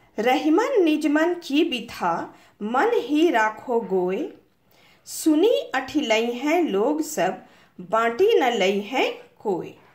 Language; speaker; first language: Hindi; native; Hindi